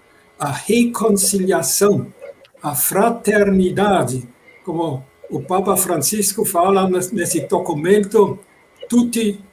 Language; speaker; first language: Portuguese; non-native, fluent; German